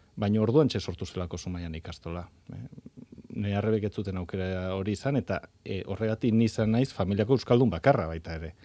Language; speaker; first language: Basque; non-native, local second language; Spanish